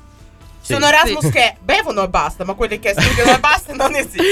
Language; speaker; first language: Italian; native; Italian